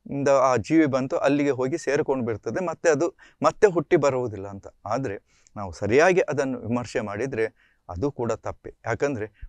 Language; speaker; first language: Kannada; native; Kannada